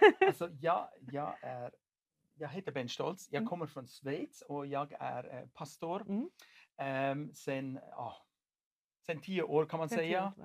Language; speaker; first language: Swedish; non-native, fluent; German